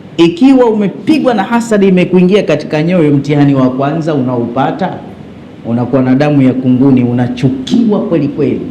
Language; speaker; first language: Swahili; native; Swahili